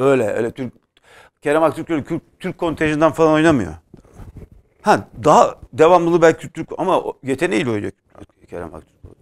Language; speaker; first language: Turkish; native; Turkish